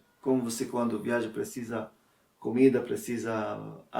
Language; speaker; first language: Portuguese; non-native, learner; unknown